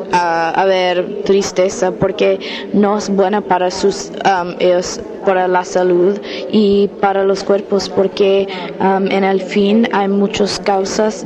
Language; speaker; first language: Spanish; non-native, learner; English